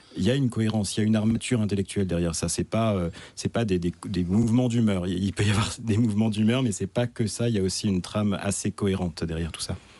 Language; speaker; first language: French; native; French